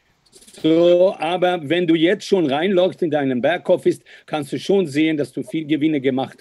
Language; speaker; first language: German; non-native, fluent; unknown